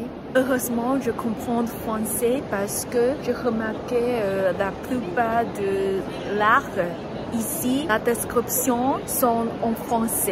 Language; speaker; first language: French; non-native, learner; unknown